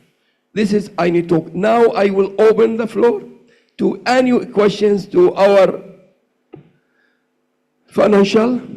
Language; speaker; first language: English; non-native, learner; Arabic